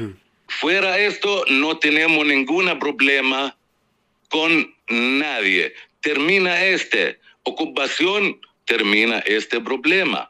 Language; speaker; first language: Spanish; non-native, fluent; Arabic